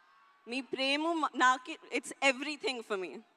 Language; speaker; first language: Telugu; non-native, learner; Hindi